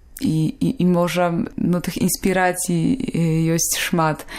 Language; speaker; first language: Polish; non-native, local second language; Belarusian